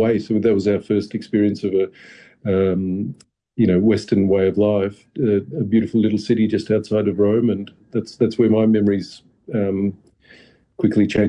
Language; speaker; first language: English; early bilingual, other home language; Russian